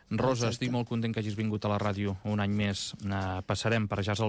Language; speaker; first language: Catalan; native; Catalan